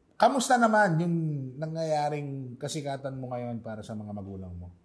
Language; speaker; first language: Filipino; native; Filipino